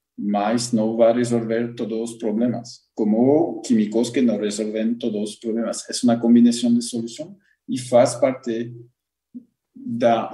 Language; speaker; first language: Portuguese; non-native, learner; French